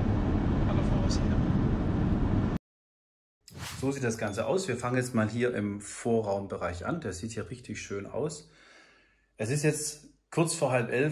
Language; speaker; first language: German; native; German